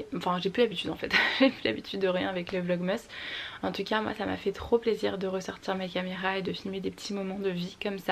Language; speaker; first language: French; native; French